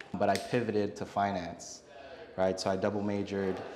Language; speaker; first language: English; native; English